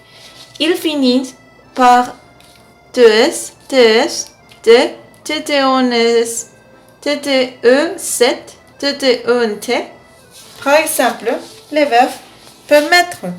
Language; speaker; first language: French; non-native, learner; Spanish